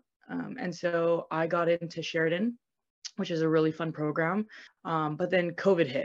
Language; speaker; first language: English; native; English